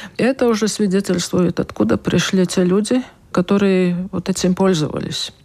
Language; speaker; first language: Russian; non-native, local second language; Latvian